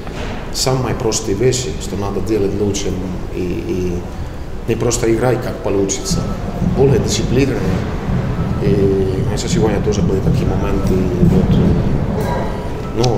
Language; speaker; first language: Russian; non-native, fluent; Finnish